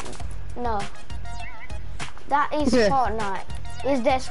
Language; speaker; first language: English; non-native, learner; Portuguese